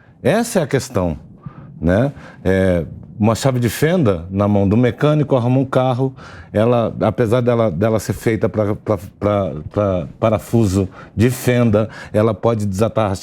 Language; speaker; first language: Portuguese; native; Portuguese